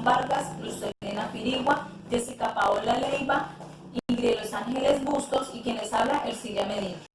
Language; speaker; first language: Spanish; native; Spanish